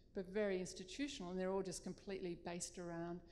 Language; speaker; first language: English; native; English